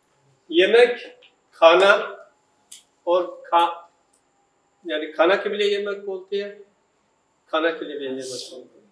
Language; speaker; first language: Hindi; non-native, local second language; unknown